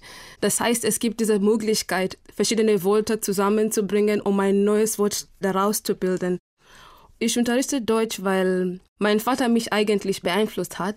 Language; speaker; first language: German; non-native, fluent; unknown